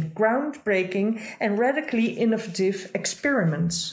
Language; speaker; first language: English; non-native, fluent; Dutch